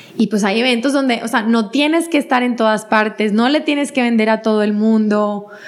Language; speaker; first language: Spanish; native; Spanish